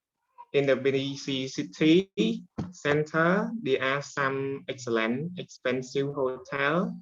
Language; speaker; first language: English; non-native, learner; Khmer